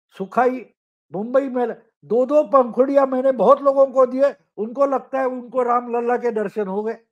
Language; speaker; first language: Hindi; non-native, local second language; Marathi